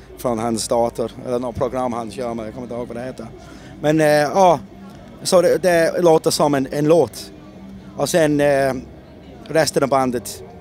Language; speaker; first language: Swedish; non-native, fluent; English